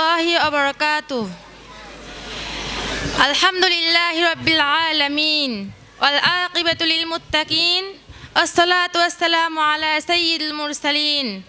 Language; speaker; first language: Arabic; non-native, learner; Bangla